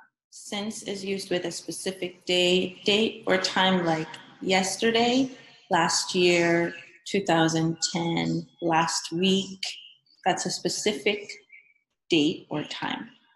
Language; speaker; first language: English; early bilingual, other home language; Korean